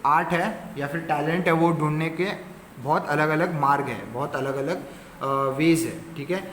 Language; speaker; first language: Hindi; non-native, local second language; Marathi